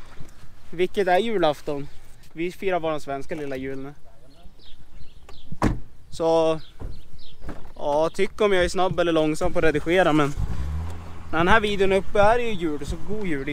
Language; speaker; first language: Swedish; native; Swedish